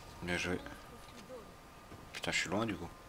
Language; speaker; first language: French; native; French